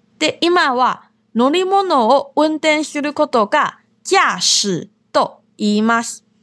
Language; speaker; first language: Japanese; non-native, fluent; Chinese